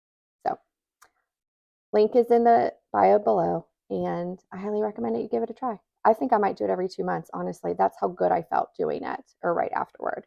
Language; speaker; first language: English; native; English